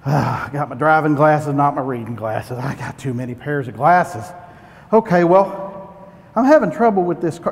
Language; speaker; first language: English; native; English